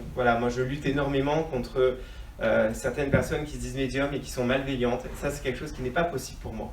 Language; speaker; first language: French; native; French